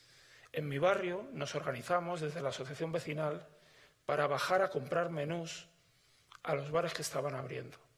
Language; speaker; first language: Spanish; native; Spanish